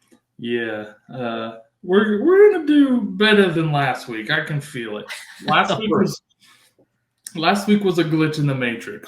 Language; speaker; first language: English; native; English